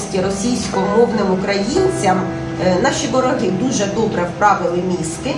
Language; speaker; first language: Ukrainian; non-native, local second language; Russian